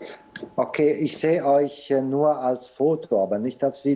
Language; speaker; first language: German; non-native, fluent; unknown